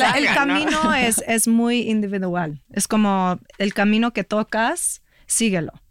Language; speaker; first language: Spanish; early bilingual, heritage; Spanish